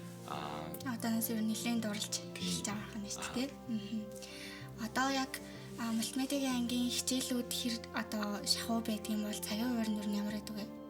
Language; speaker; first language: Mongolian; native; Mongolian